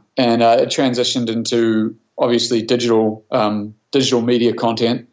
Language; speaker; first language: English; native; English